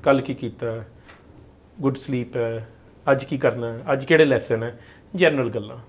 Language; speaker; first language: Punjabi; early bilingual, heritage; Punjabi